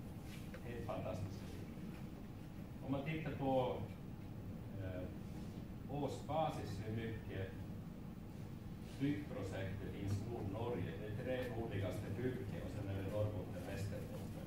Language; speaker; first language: Swedish; non-native, fluent; Finnish